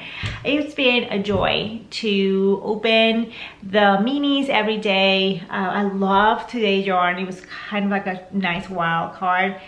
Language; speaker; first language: English; non-native, fluent; Spanish